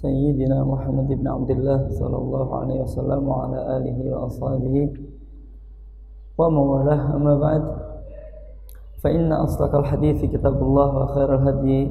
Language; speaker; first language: Arabic; non-native, fluent; Indonesian